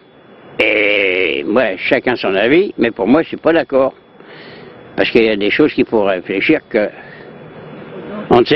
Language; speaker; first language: French; native; French